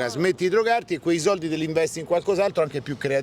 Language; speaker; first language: Italian; native; Italian